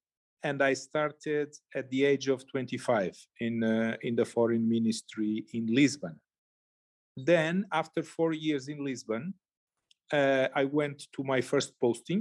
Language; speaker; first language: English; non-native, fluent; Portuguese